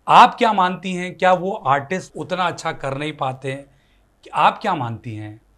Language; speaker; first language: Hindi; native; Hindi